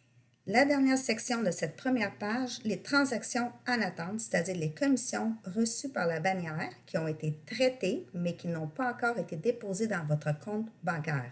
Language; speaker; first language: French; native; French